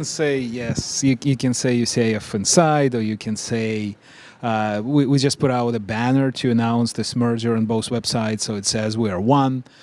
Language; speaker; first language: English; non-native, fluent; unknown